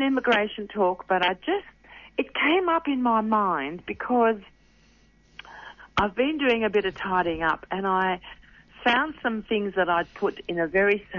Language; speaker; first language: English; native; English